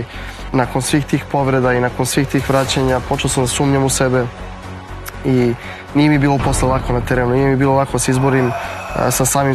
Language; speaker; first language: Serbian; native; Serbian